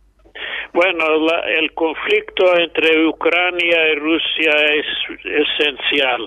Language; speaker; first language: Spanish; non-native, fluent; English